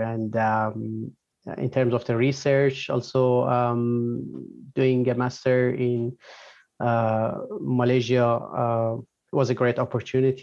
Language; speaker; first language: English; non-native, fluent; Persian